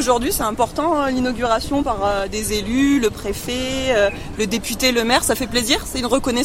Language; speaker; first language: French; native; French